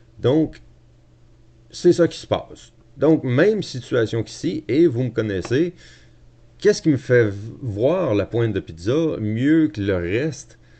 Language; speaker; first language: French; native; French